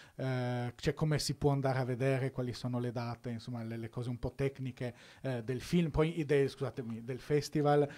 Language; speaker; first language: Italian; native; Italian